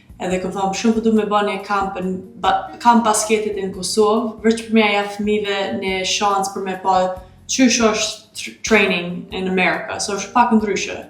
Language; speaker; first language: Albanian; early bilingual, heritage; Albanian